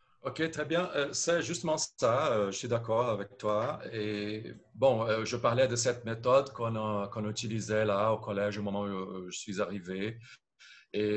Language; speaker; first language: French; non-native, fluent; Portuguese